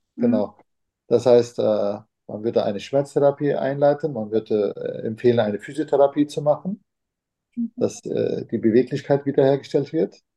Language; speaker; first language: German; non-native, fluent; Turkish